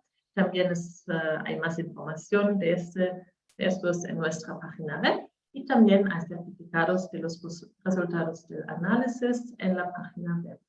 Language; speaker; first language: Spanish; non-native, learner; German